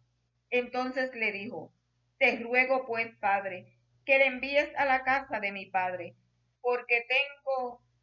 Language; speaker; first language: Spanish; native; Spanish